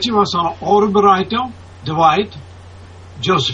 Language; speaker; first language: Japanese; non-native, fluent; English